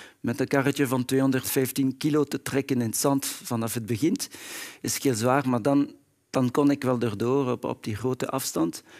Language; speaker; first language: Dutch; non-native, local second language; French